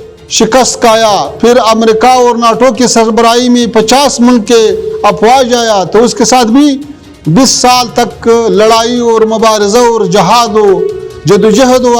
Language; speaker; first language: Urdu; non-native, fluent; Pashto